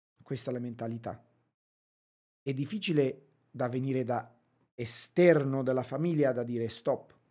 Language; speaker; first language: Italian; non-native, fluent; Romanian